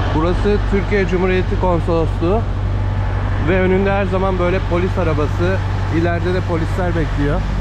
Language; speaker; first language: Turkish; native; Turkish